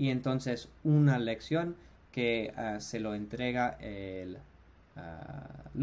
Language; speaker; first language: Spanish; non-native, fluent; English